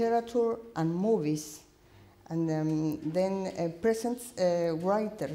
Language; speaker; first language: English; non-native, learner; Spanish